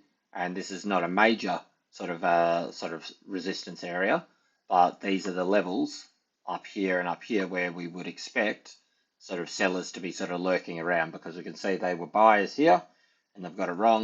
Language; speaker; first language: English; native; English